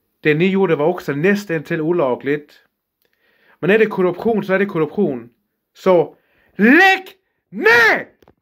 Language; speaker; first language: Swedish; native; Swedish